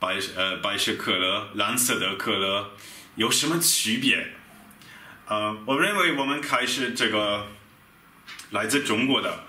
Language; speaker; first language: Chinese; non-native, fluent; German